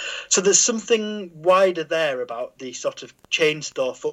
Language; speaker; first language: English; native; English